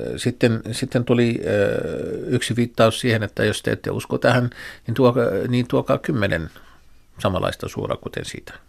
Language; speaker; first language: Finnish; non-native, fluent; Arabic